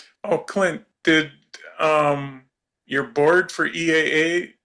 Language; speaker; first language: English; native; English